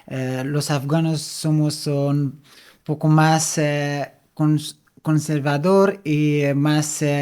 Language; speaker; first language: Spanish; non-native, fluent; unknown